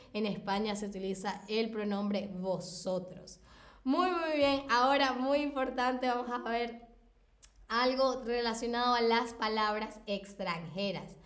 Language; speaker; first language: Spanish; native; Spanish